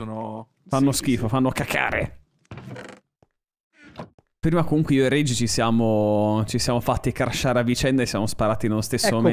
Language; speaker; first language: Italian; native; Italian